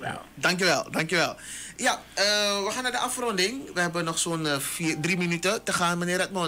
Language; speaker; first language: Dutch; native; Dutch